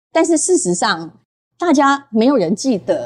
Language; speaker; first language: Chinese; native; Chinese